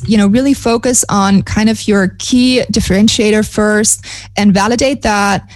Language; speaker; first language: English; non-native, fluent; German